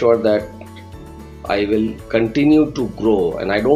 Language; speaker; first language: English; non-native, local second language; Gujarati